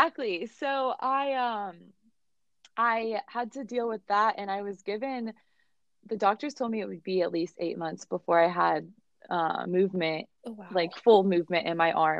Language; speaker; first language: English; native; English